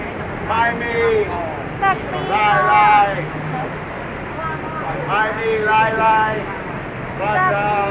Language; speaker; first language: Thai; non-native, learner; English